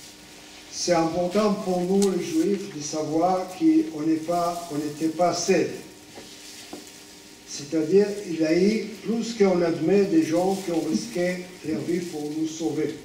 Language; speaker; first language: French; non-native, fluent; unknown